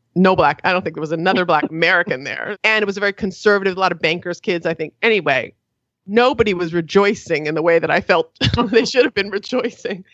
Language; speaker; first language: English; native; English